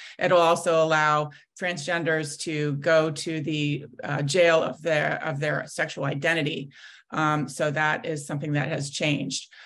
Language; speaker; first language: English; native; English